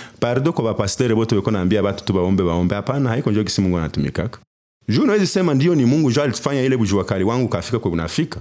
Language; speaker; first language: Swahili; native; Swahili